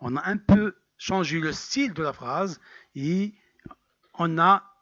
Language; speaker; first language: French; non-native, local second language; Arabic